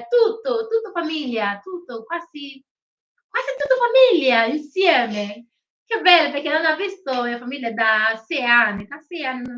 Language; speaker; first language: Italian; non-native, learner; Igbo